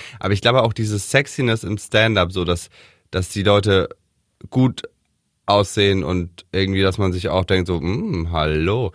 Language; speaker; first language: German; native; German